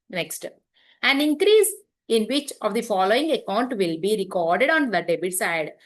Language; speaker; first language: English; non-native, local second language; Telugu